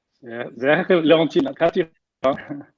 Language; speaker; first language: Dutch; non-native, fluent; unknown